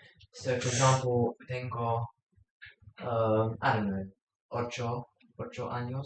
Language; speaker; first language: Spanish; non-native, learner; English